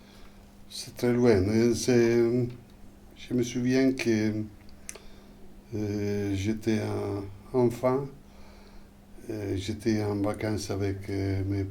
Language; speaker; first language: French; non-native, fluent; Italian